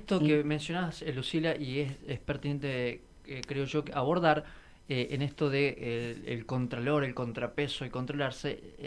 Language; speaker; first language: Spanish; native; Spanish